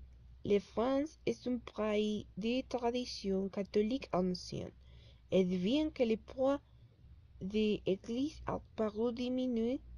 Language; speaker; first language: French; non-native, learner; Spanish